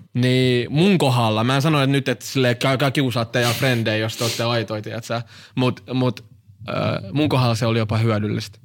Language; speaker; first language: Finnish; early bilingual, other home language; Arabic